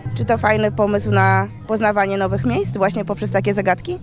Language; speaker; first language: Polish; native; Polish